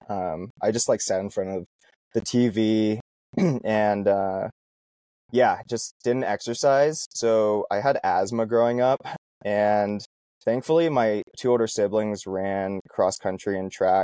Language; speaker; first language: English; native; English